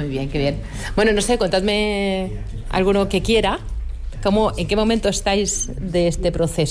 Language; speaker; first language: Spanish; native; Spanish